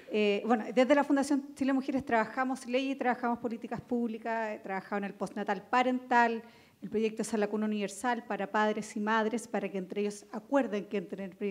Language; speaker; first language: Spanish; native; Spanish